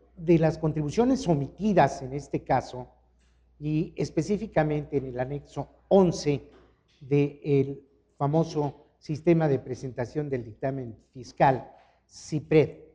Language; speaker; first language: Spanish; native; Spanish